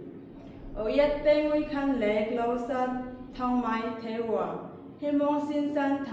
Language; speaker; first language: Cantonese; non-native, learner; Bangla